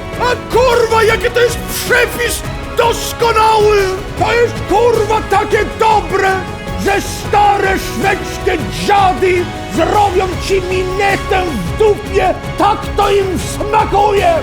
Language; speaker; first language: Polish; non-native, learner; Swedish